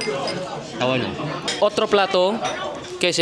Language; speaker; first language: Spanish; non-native, learner; Indonesian